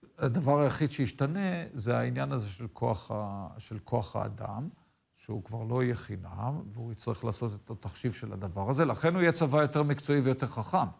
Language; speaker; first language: Hebrew; native; Hebrew